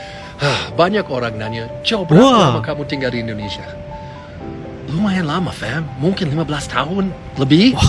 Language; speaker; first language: Indonesian; non-native, learner; English